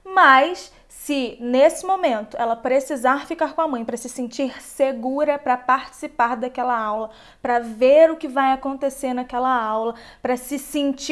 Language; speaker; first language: Portuguese; native; Portuguese